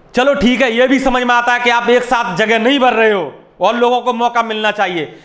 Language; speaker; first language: Hindi; native; Hindi